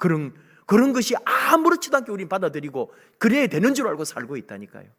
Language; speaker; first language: Korean; native; Korean